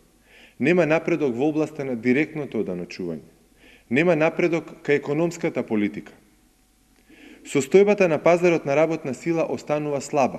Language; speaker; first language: Macedonian; native; Macedonian